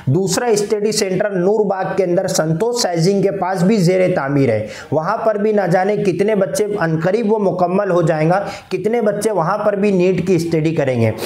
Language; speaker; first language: Hindi; non-native, local second language; Urdu